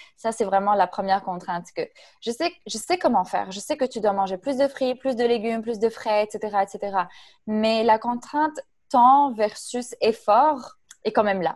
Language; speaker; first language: French; non-native, local second language; Arabic